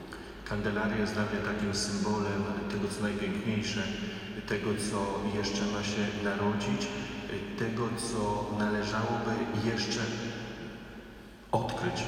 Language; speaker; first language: Polish; native; Polish